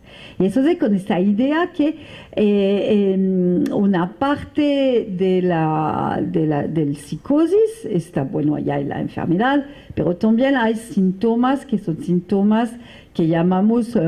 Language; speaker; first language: Spanish; non-native, fluent; French